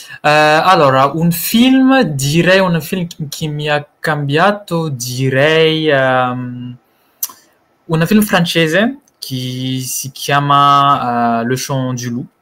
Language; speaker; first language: Italian; non-native, learner; Malagasy